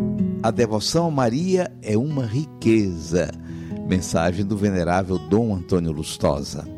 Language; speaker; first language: Portuguese; native; Portuguese